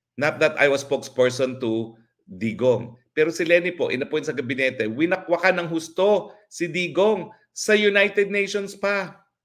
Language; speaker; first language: Filipino; native; Filipino